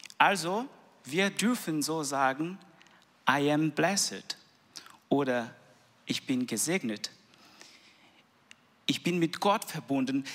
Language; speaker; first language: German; non-native, learner; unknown